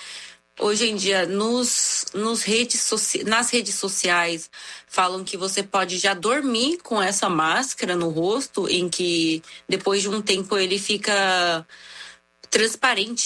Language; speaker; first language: Portuguese; non-native, fluent; Korean